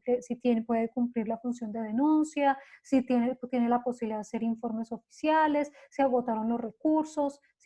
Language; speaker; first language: Spanish; native; Spanish